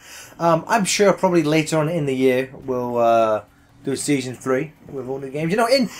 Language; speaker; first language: English; native; English